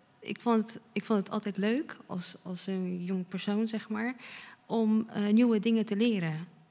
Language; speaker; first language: Dutch; non-native, fluent; Polish